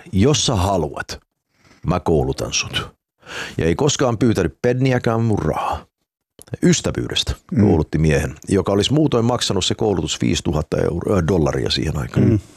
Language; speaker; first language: Finnish; non-native, fluent; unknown